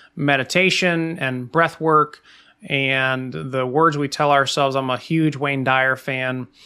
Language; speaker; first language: English; native; English